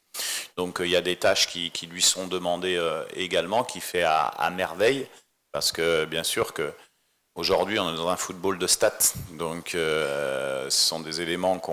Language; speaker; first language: French; native; French